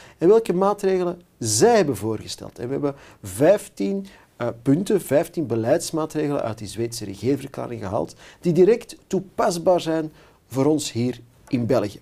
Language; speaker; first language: Dutch; native; Dutch